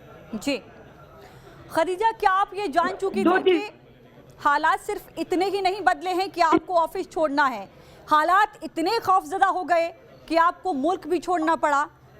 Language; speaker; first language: Hindi; native; Hindi